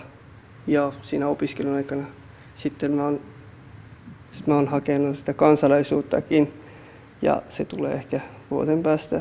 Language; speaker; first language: Finnish; non-native, fluent; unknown